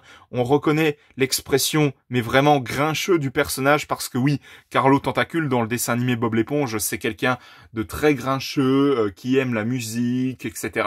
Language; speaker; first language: French; native; French